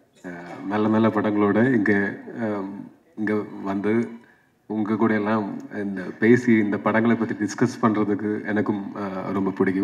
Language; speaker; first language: Tamil; non-native, learner; Malayalam